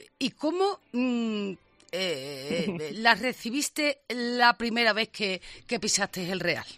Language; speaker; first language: Spanish; native; Spanish